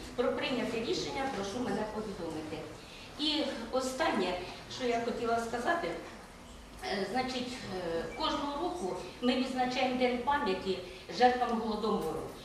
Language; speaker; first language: Ukrainian; native; Ukrainian